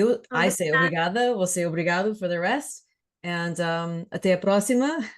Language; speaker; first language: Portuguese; non-native, learner; English